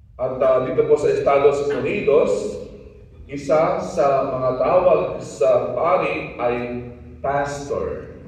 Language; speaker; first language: Filipino; non-native, local second language; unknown